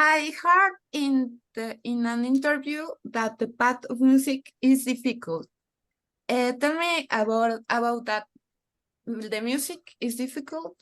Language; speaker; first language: English; non-native, learner; Spanish